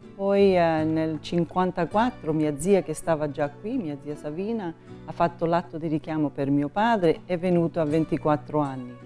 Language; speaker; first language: Italian; early bilingual, heritage; Italian